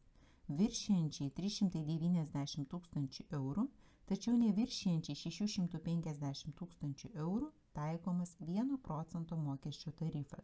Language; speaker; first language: Lithuanian; native; Lithuanian